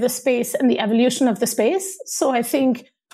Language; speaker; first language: English; non-native, local second language; Hindi